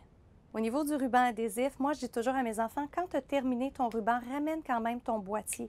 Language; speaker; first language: French; native; French